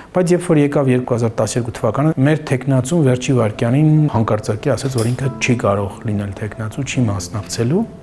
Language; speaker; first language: Armenian; native; Armenian